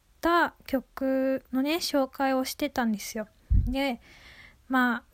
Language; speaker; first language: Japanese; native; Japanese